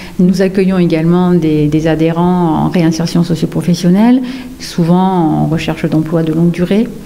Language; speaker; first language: French; native; French